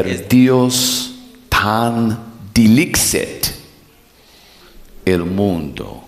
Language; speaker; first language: Spanish; non-native, learner; English